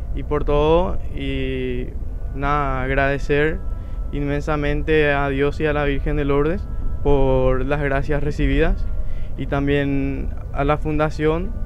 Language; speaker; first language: Spanish; native; Spanish